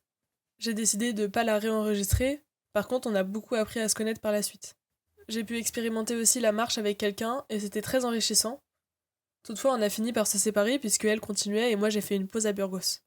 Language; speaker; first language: French; native; French